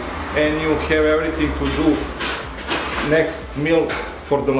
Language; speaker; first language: English; non-native, learner; Serbian